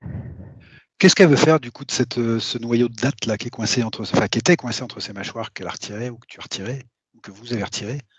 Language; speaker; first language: French; native; French